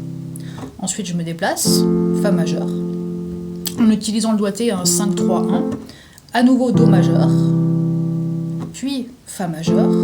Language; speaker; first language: French; native; French